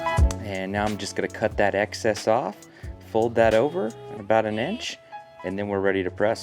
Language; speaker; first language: English; native; English